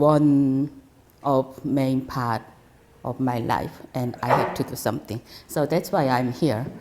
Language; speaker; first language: English; non-native, fluent; Korean